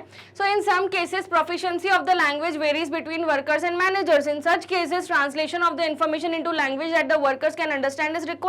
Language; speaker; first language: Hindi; native; Hindi